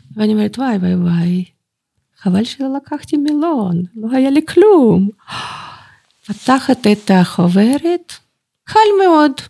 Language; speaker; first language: Hebrew; non-native, fluent; Russian